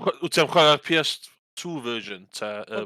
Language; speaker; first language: Welsh; native; Welsh